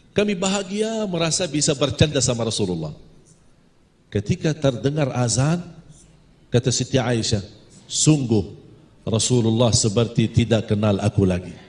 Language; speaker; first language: Malay; non-native, fluent; Arabic